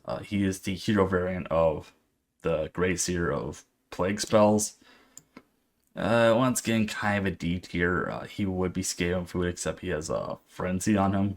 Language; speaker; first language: English; native; English